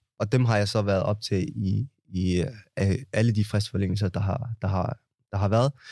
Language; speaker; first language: Danish; early bilingual, other home language; Somali